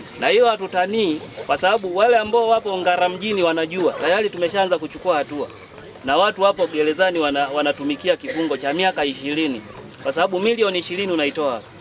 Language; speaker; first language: Swahili; native; Swahili